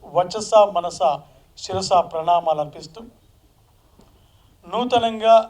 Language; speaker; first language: Telugu; native; Telugu